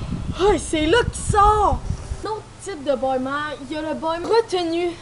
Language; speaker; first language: French; native; French